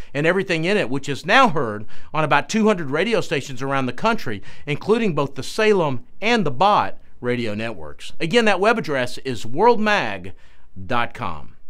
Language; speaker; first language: English; native; English